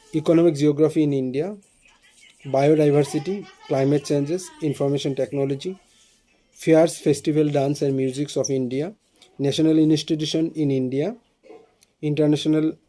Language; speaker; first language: English; non-native, local second language; Assamese